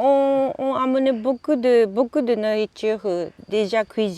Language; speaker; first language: French; non-native, learner; Japanese